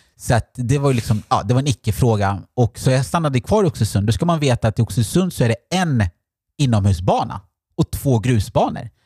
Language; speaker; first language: Swedish; early bilingual, other home language; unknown